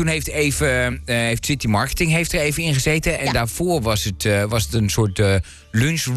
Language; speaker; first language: Dutch; native; Dutch